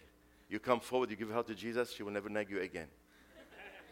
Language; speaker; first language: English; non-native, fluent; Arabic